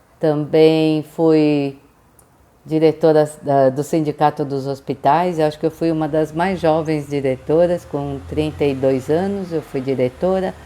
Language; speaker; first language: Portuguese; early bilingual, other home language; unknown